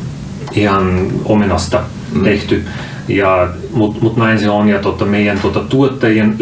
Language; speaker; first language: Finnish; non-native, fluent; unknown